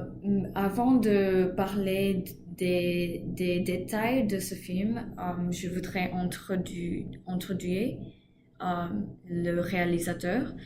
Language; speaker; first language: French; non-native, learner; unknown